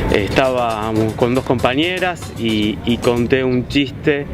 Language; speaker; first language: Spanish; native; Spanish